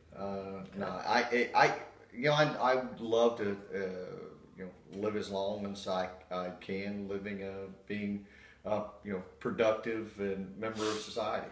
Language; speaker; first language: English; native; English